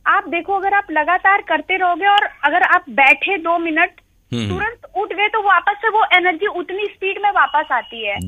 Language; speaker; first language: Hindi; native; Hindi